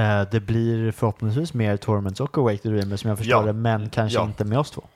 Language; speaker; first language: Swedish; native; Swedish